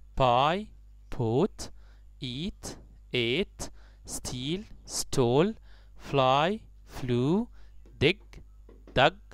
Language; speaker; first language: English; non-native, fluent; Arabic